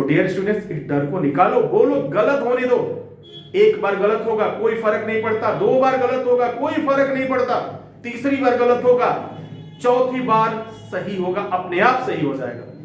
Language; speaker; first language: Hindi; native; Hindi